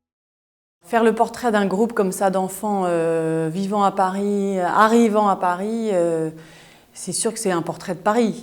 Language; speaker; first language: French; native; French